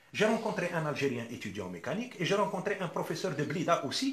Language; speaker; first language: French; non-native, local second language; Arabic